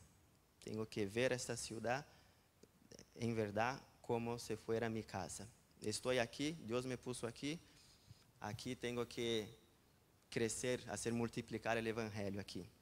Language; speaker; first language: Spanish; non-native, fluent; Portuguese